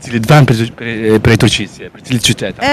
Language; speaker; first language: Albanian; native; Albanian